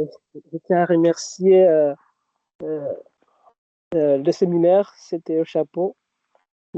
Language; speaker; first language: French; non-native, local second language; Arabic